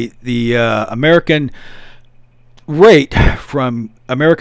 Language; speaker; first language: English; native; English